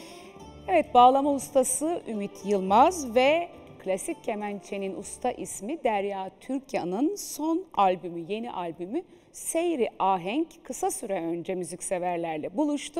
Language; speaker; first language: Turkish; native; Turkish